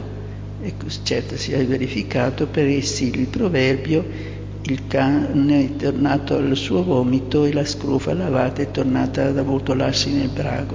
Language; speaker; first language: Italian; native; Italian